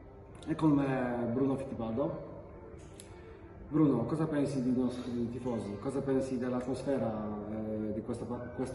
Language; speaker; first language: Italian; non-native, fluent; Polish